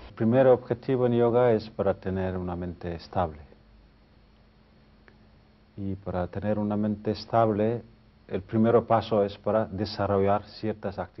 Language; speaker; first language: Spanish; non-native, fluent; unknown